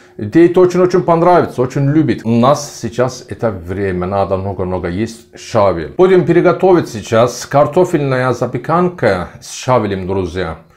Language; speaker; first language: Russian; non-native, learner; Turkish